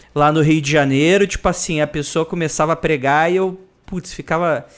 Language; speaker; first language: Portuguese; native; Portuguese